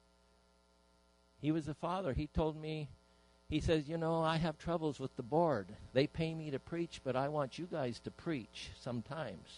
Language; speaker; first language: English; native; English